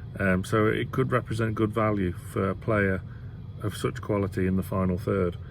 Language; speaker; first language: English; native; English